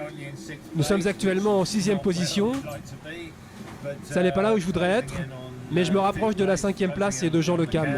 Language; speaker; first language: French; native; French